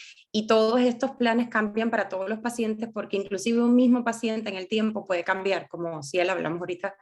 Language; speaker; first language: Spanish; native; Spanish